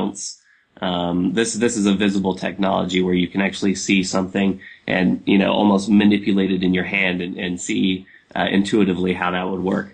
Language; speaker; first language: English; native; English